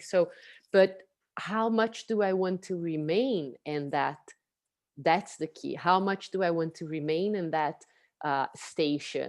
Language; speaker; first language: English; non-native, fluent; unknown